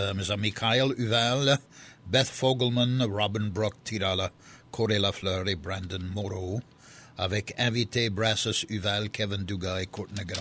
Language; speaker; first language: French; early bilingual, heritage; French